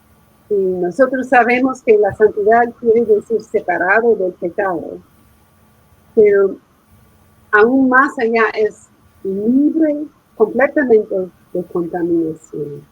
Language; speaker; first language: Spanish; non-native, fluent; English